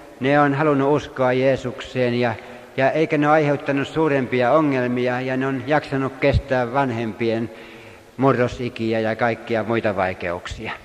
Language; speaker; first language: Finnish; native; Finnish